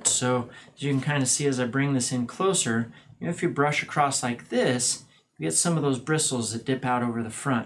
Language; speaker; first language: English; native; English